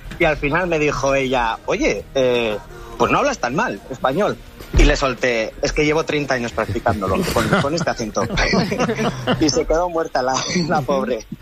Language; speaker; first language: Spanish; native; Spanish